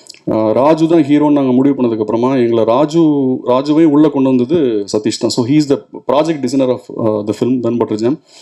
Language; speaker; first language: Tamil; native; Tamil